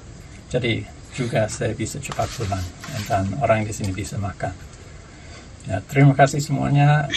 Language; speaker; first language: Indonesian; non-native, fluent; English